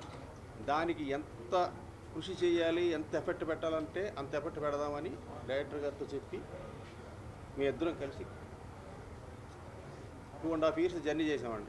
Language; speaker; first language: Telugu; native; Telugu